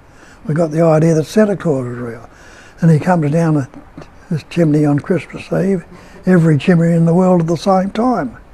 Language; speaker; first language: English; native; English